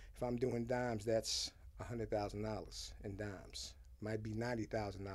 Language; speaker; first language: English; early bilingual, other home language; Haitian Creole